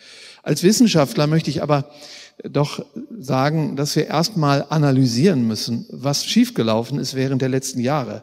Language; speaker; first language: German; native; German